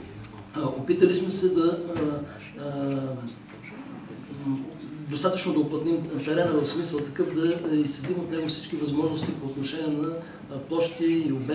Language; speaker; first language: Bulgarian; native; Bulgarian